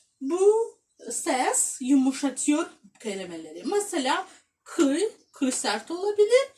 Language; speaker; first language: Turkish; non-native, fluent; Russian